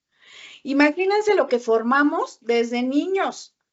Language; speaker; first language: Spanish; native; Spanish